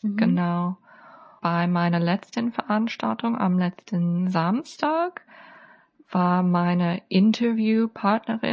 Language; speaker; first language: German; non-native, fluent; English